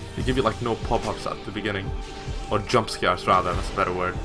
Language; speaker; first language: English; native; English